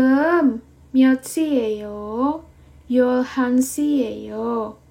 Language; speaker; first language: Korean; non-native, fluent; Indonesian